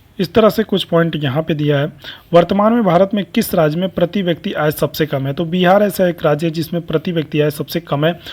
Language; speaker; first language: Hindi; native; Hindi